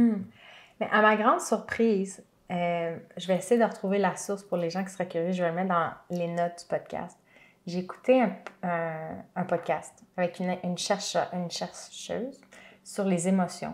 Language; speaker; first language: French; native; French